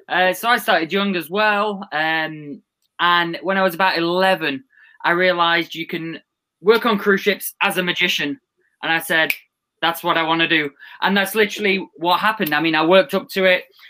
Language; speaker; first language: English; native; English